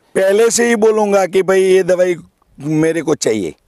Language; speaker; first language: Hindi; non-native, local second language; Gujarati